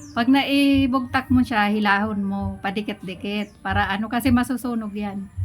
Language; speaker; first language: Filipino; non-native, local second language; Bikol